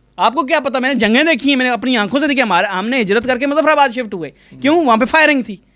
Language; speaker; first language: Urdu; non-native, local second language; Punjabi